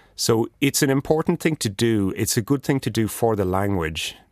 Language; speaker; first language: English; native; English